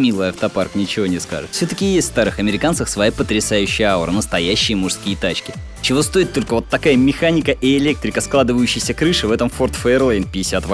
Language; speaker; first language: Russian; native; Russian